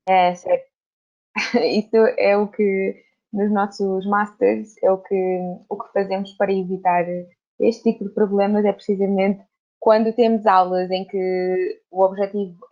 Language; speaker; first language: Portuguese; native; Portuguese